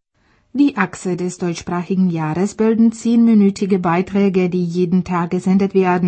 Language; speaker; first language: German; native; German